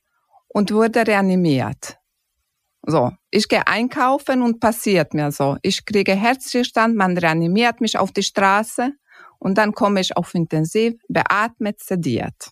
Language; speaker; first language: German; non-native, fluent; Croatian